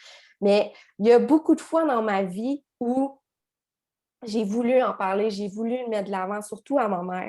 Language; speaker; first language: French; native; French